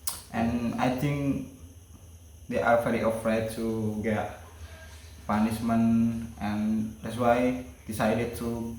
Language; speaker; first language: English; non-native, learner; Indonesian